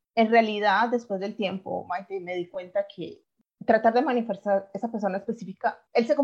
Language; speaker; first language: Spanish; native; Spanish